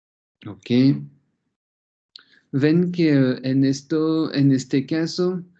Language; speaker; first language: Spanish; non-native, fluent; French